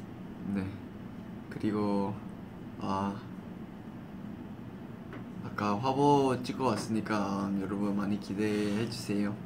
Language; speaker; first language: Korean; non-native, fluent; English